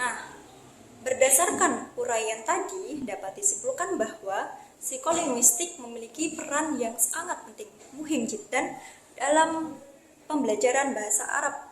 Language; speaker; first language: Indonesian; native; Indonesian